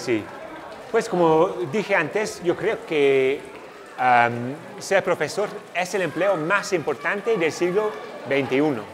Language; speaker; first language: Spanish; non-native, fluent; English